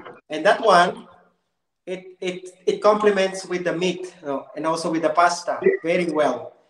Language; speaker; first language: English; non-native, local second language; Filipino